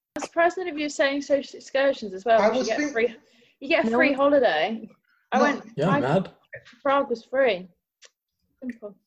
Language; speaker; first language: English; native; English